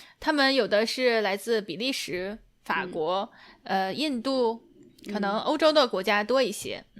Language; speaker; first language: Chinese; native; Chinese